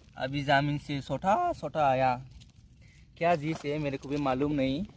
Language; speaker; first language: Hindi; non-native, local second language; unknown